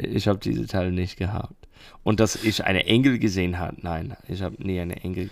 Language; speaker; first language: German; non-native, learner; English